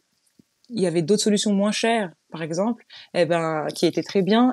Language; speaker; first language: French; native; French